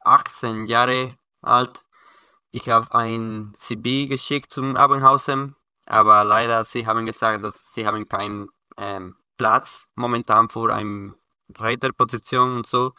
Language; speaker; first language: German; non-native, learner; Spanish